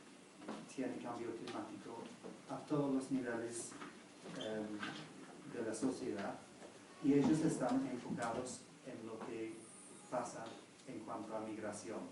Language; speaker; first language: Spanish; non-native, fluent; English